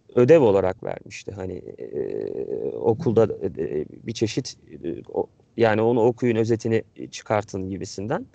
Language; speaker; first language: Turkish; native; Turkish